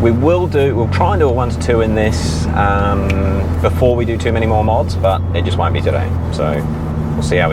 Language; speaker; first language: English; native; English